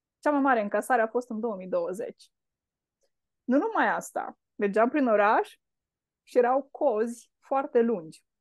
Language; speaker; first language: Romanian; native; Romanian